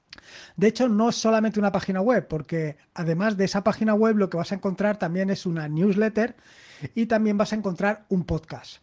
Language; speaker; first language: Spanish; native; Spanish